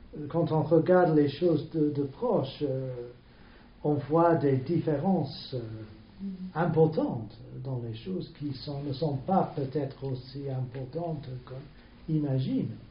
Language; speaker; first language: French; non-native, fluent; English